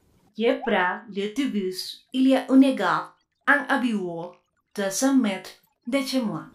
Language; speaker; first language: French; non-native, fluent; Spanish